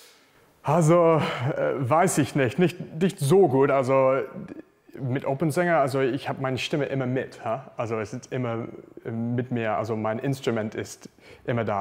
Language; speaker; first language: German; non-native, learner; English